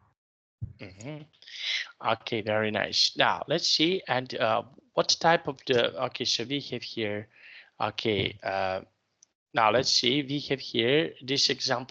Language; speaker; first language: English; non-native, fluent; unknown